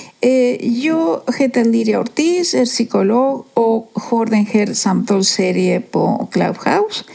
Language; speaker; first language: Swedish; non-native, fluent; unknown